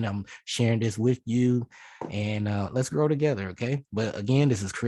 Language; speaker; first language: English; native; English